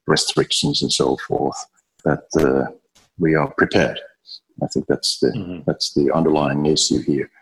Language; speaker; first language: English; non-native, fluent; Finnish